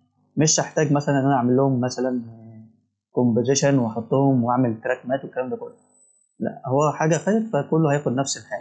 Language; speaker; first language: Arabic; native; Arabic